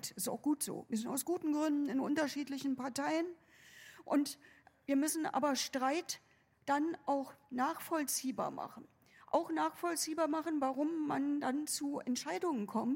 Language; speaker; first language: German; native; German